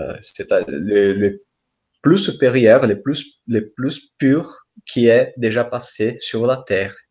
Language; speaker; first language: French; non-native, fluent; Portuguese